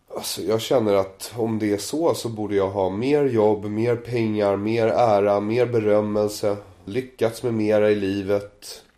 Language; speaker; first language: Swedish; native; Swedish